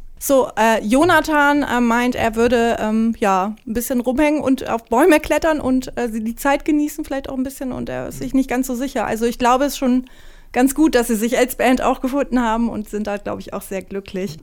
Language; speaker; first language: German; native; German